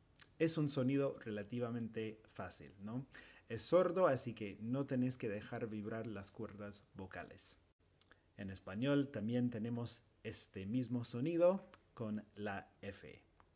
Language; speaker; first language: Spanish; non-native, fluent; English